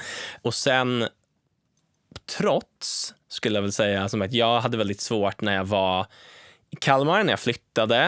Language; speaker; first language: Swedish; native; Swedish